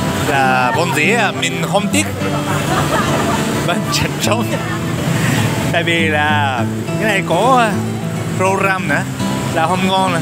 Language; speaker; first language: Vietnamese; non-native, learner; Japanese